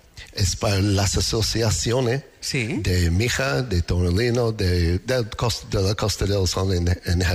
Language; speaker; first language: Spanish; non-native, learner; English